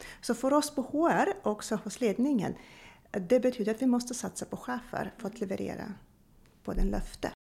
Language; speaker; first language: Swedish; non-native, fluent; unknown